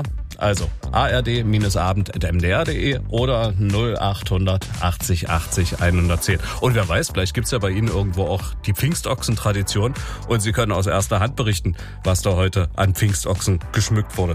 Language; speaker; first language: German; native; German